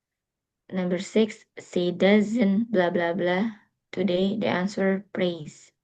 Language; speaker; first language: English; non-native, local second language; Indonesian